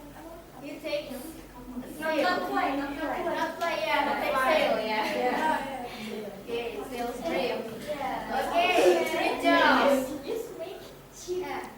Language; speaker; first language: English; non-native, fluent; Indonesian